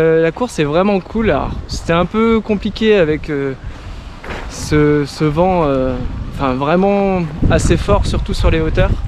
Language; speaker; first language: French; native; French